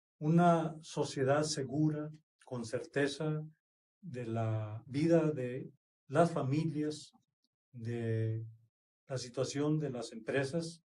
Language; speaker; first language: Spanish; native; Spanish